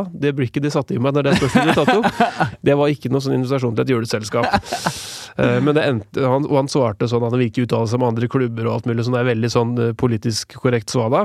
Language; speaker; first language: Norwegian; native; Norwegian